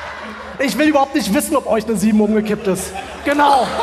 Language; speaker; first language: German; native; German